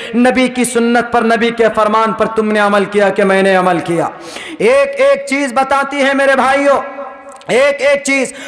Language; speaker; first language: Urdu; native; Urdu